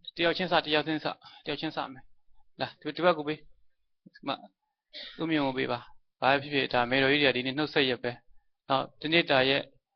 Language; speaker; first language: Burmese; native; Burmese